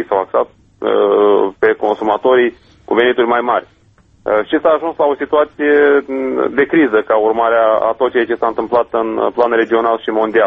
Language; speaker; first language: Romanian; native; Romanian